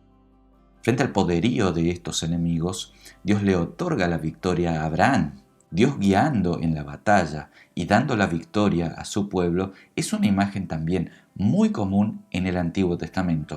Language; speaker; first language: Spanish; native; Spanish